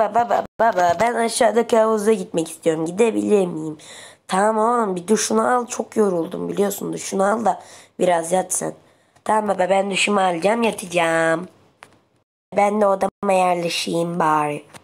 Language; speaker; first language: Turkish; native; Turkish